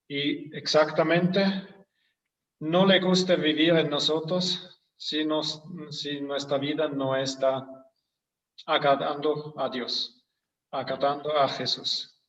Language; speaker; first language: Spanish; non-native, fluent; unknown